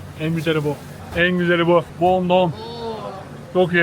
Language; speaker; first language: Turkish; native; Turkish